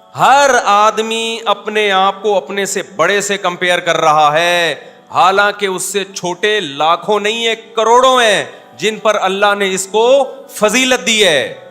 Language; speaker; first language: Urdu; native; Urdu